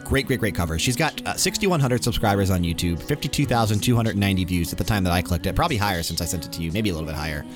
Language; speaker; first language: English; native; English